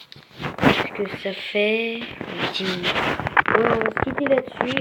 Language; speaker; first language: French; native; French